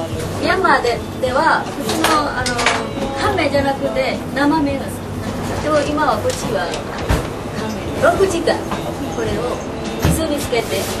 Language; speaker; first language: Japanese; non-native, learner; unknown